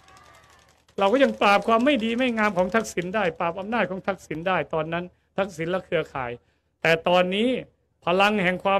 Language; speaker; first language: Thai; native; Thai